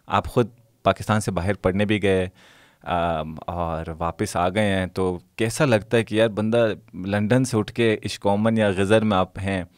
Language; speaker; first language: Urdu; non-native, local second language; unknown